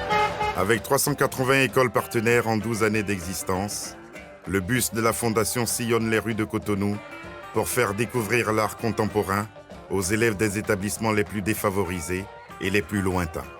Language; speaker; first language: French; native; French